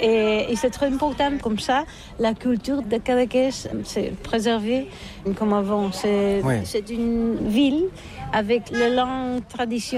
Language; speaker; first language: French; non-native, learner; Catalan